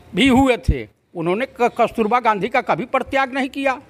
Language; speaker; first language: Hindi; native; Hindi